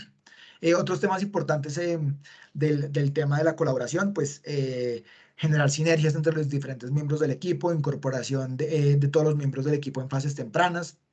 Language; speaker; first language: Spanish; native; Spanish